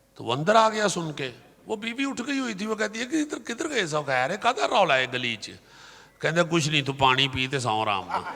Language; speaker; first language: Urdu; non-native, local second language; Punjabi